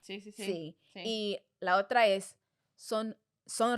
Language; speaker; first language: Spanish; non-native, fluent; English